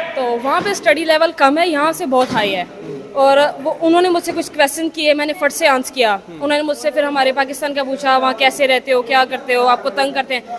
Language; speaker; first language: Urdu; non-native, local second language; Punjabi